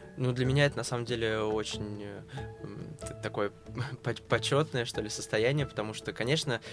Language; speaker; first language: Russian; native; Russian